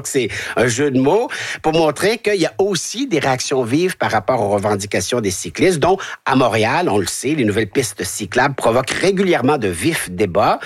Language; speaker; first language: French; native; French